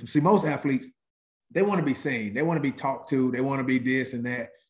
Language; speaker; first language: English; native; English